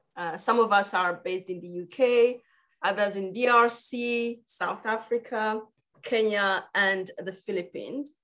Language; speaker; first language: English; non-native, local second language; Kinyarwanda